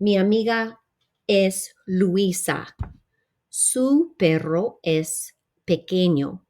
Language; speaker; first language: Spanish; non-native, fluent; English